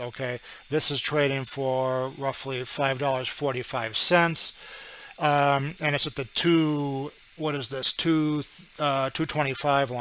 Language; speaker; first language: English; native; English